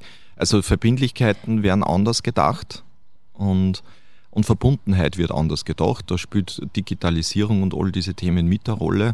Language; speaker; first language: German; native; German